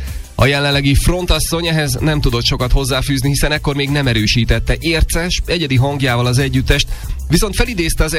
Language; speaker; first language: Hungarian; native; Hungarian